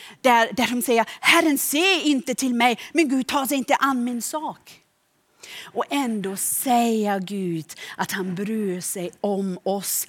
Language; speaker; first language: Swedish; non-native, fluent; German